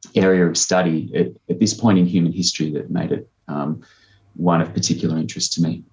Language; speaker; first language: English; native; English